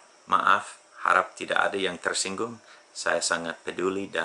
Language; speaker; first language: Indonesian; non-native, fluent; English